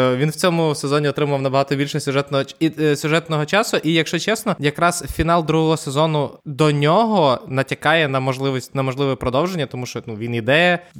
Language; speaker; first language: Ukrainian; native; Ukrainian